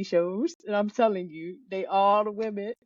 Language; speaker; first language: English; native; English